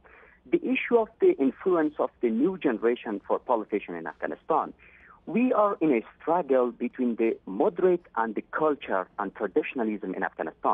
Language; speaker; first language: English; non-native, fluent; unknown